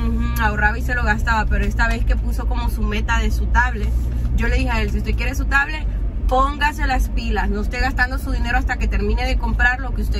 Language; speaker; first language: Spanish; native; Spanish